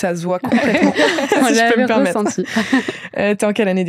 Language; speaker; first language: French; native; French